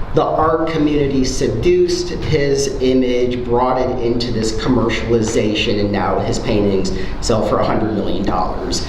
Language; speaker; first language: English; native; English